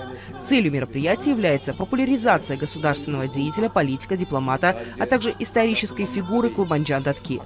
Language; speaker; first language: Russian; native; Russian